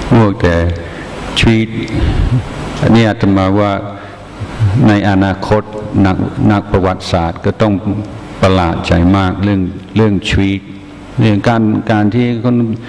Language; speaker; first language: Thai; non-native, fluent; English